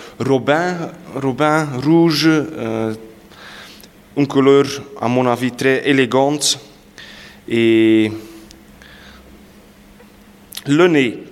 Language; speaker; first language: French; non-native, local second language; Dutch